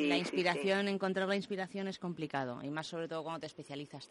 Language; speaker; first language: Spanish; native; Spanish